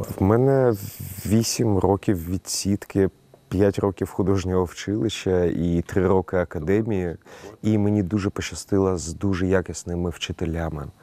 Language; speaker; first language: Ukrainian; non-native, local second language; Russian